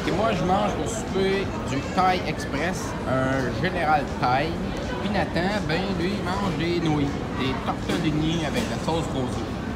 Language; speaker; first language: French; native; French